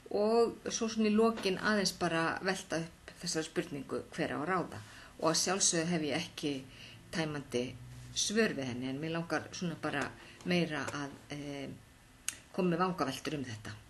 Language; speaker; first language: Icelandic; native; Icelandic